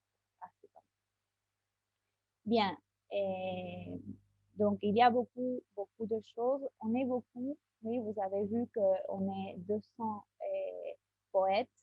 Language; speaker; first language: French; non-native, fluent; Spanish